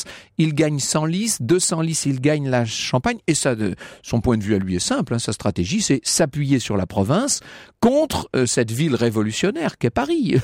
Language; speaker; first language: French; native; French